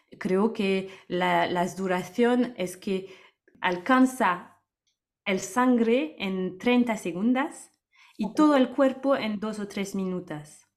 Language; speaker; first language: Spanish; non-native, fluent; French